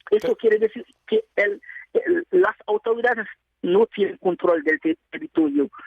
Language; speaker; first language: Spanish; non-native, fluent; Haitian Creole